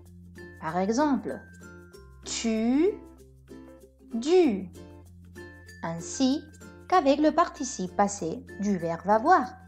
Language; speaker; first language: French; non-native, fluent; Spanish